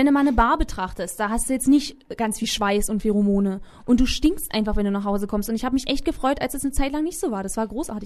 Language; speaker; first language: German; native; German